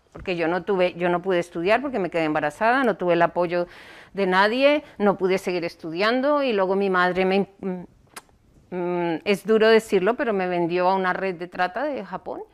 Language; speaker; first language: Spanish; native; Spanish